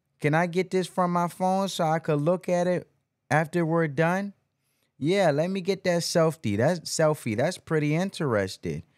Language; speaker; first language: English; native; English